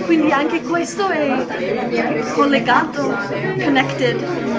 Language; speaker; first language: Italian; non-native, learner; English